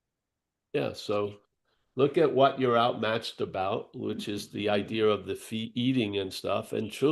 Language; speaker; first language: English; native; English